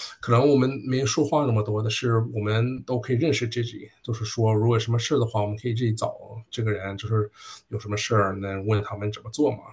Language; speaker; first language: Chinese; early bilingual, heritage; Chinese